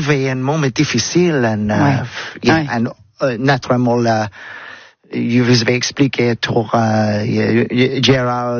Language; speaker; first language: French; non-native, learner; English